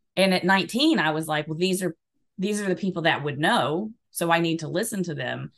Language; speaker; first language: English; native; English